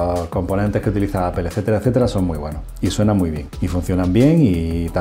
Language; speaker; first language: Spanish; native; Spanish